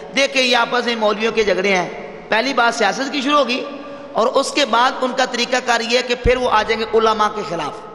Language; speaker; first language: Urdu; non-native, local second language; Punjabi